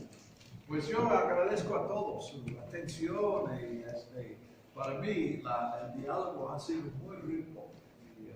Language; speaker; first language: Spanish; non-native, fluent; English